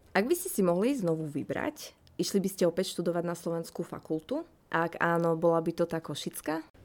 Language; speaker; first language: Slovak; native; Slovak